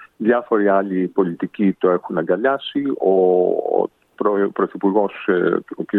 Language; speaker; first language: Greek; early bilingual, heritage; Greek